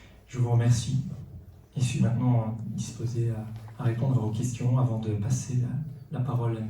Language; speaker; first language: French; native; French